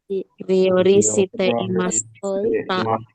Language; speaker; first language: Japanese; non-native, learner; Indonesian